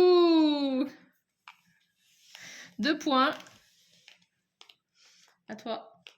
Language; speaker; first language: French; native; French